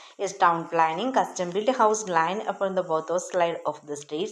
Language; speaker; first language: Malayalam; native; Malayalam